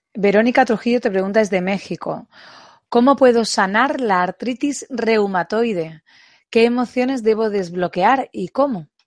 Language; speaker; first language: Spanish; native; Spanish